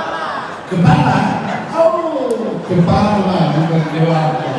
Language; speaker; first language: Indonesian; non-native, fluent; Tetum